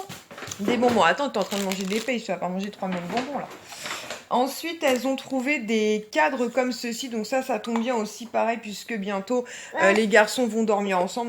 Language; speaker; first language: French; native; French